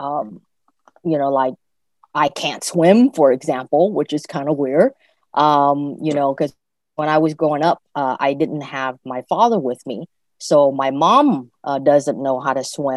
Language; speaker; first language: English; native; English